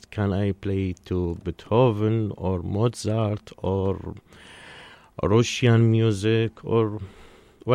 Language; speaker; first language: English; non-native, learner; Arabic